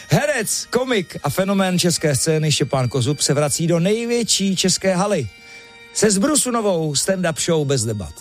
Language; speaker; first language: Czech; native; Czech